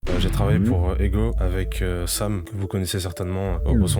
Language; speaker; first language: French; native; French